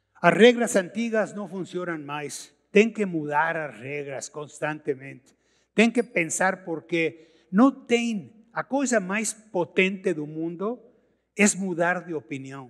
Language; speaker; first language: Portuguese; non-native, learner; Spanish